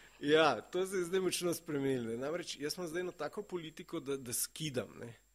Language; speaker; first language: Slovenian; native; Slovenian